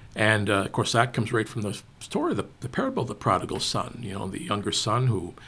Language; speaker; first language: English; native; English